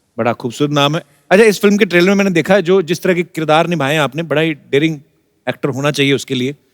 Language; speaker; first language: Hindi; non-native, local second language; Punjabi